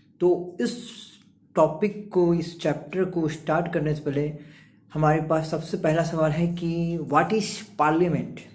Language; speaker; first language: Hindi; native; Hindi